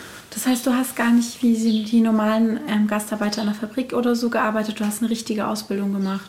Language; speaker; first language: German; native; German